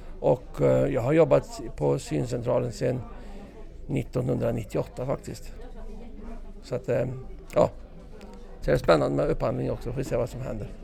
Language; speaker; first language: Swedish; native; Swedish